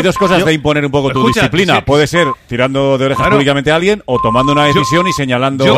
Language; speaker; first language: Spanish; native; Spanish